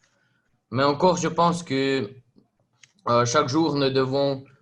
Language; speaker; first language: French; non-native, learner; Russian